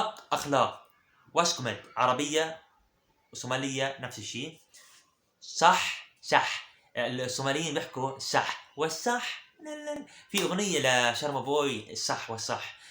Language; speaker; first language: Arabic; early bilingual, other home language; Somali